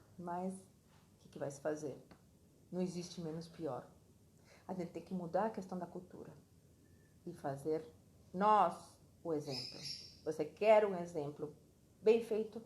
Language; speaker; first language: Portuguese; non-native, fluent; Spanish